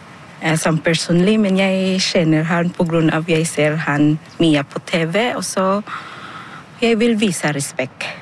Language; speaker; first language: Norwegian; non-native, fluent; Filipino